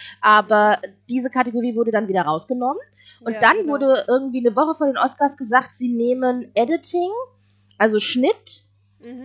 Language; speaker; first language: German; native; German